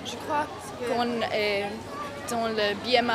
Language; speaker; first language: French; non-native, learner; Italian